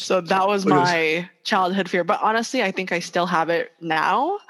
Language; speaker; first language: English; non-native, local second language; Hiligaynon